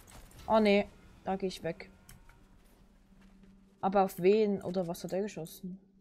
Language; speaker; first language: German; native; German